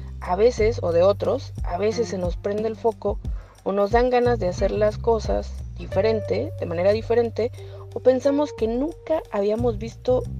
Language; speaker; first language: Spanish; native; Spanish